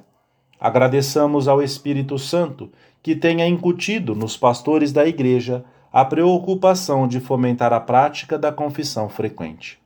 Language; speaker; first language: Portuguese; native; Portuguese